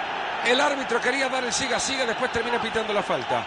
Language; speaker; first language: Spanish; native; Spanish